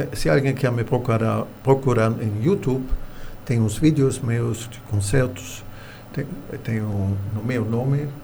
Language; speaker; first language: Portuguese; non-native, fluent; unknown